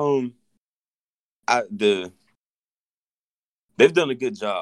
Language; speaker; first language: English; native; English